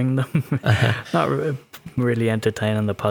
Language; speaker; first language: English; native; English